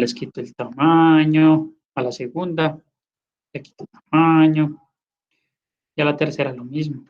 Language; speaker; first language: Spanish; native; Spanish